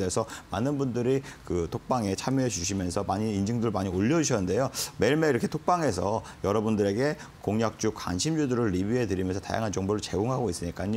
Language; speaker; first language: Korean; native; Korean